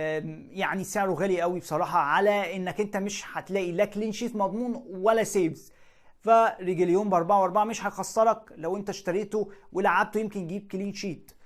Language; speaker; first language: Arabic; native; Arabic